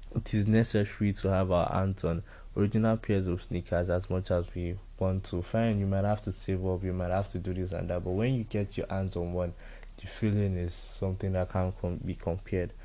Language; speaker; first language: English; non-native, local second language; Yoruba